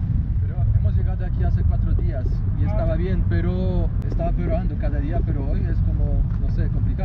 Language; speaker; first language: Spanish; non-native, learner; Polish